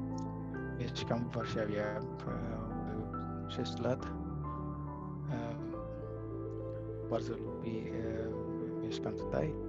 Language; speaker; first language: Polish; non-native, learner; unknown